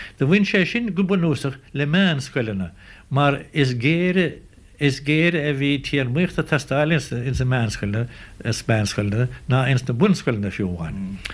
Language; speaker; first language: Irish; native; Irish